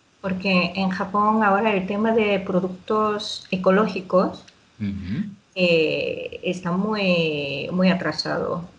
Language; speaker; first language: Spanish; non-native, fluent; Japanese